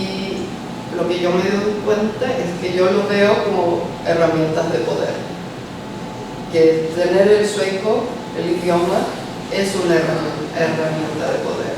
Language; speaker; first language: Spanish; early bilingual, heritage; Spanish